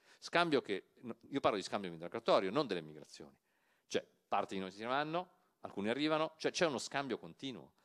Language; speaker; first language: Italian; native; Italian